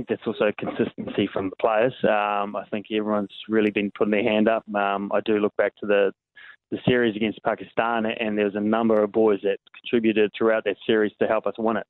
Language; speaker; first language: English; native; English